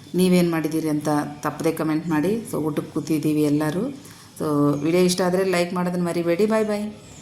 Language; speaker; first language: Kannada; non-native, local second language; Telugu